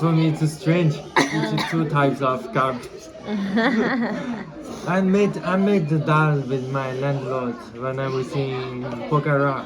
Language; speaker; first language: English; non-native, fluent; Chinese